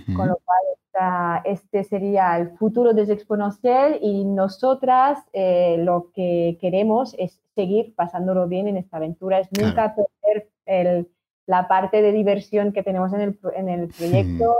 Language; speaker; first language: Spanish; non-native, fluent; French